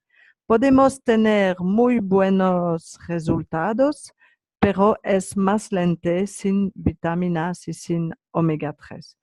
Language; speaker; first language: Spanish; non-native, learner; French